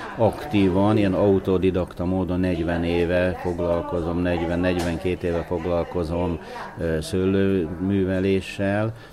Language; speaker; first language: Hungarian; native; Hungarian